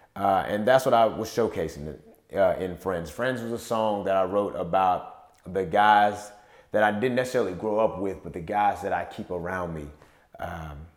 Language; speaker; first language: English; native; English